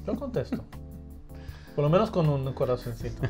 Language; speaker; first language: Spanish; early bilingual, heritage; Spanish